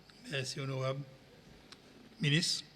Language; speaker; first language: French; non-native, local second language; Seselwa Creole French